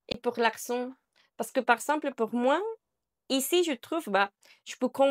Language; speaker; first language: French; non-native, learner; Spanish